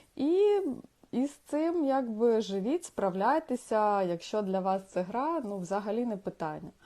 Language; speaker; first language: Ukrainian; non-native, local second language; Russian